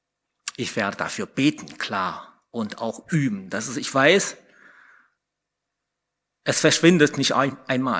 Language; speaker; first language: German; non-native, fluent; Chinese